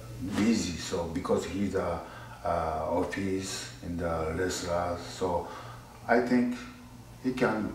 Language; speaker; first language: English; non-native, learner; Japanese